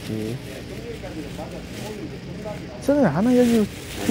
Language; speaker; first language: Korean; non-native, learner; Nepali